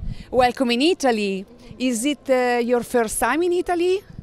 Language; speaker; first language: English; non-native, learner; Italian